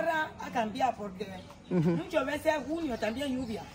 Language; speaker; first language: Spanish; non-native, local second language; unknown